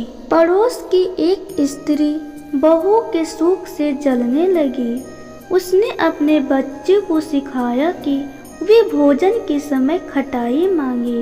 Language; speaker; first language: Hindi; native; Hindi